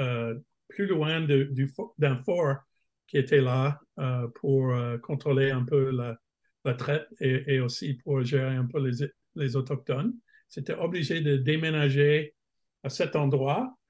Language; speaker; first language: French; non-native, fluent; English